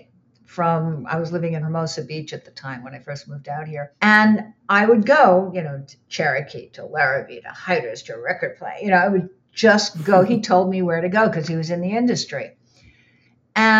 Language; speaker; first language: English; native; English